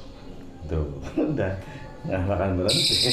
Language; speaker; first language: Indonesian; non-native, local second language; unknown